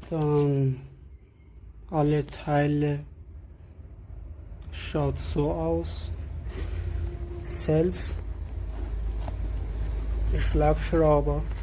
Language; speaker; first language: German; non-native, fluent; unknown